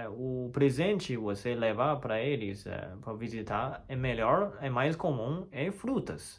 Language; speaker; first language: Portuguese; non-native, learner; Chinese